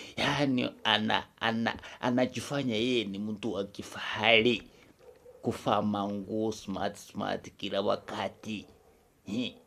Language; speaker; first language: Swahili; non-native, local second language; Kikuyu